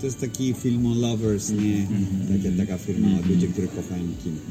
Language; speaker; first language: Polish; non-native, fluent; Spanish